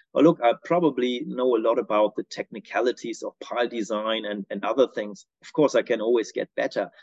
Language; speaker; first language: English; non-native, fluent; German